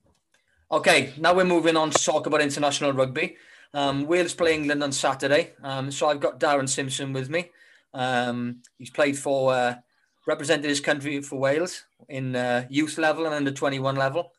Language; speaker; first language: English; native; English